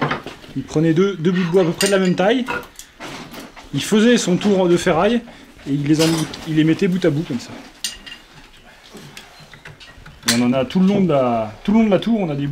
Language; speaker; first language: French; native; French